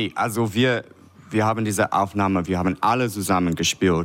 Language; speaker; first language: German; non-native, fluent; English